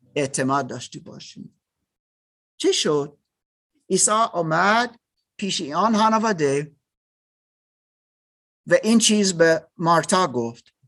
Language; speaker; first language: Persian; non-native, learner; German